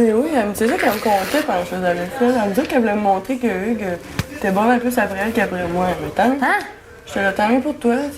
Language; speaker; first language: French; native; French